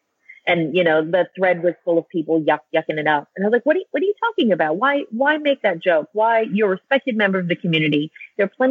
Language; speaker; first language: English; native; English